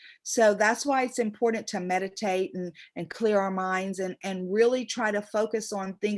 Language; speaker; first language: English; native; English